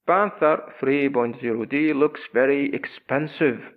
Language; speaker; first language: English; non-native, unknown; Arabic